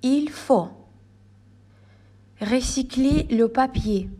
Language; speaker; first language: French; non-native, fluent; Ukrainian